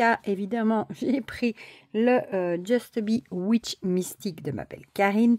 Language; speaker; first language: French; native; French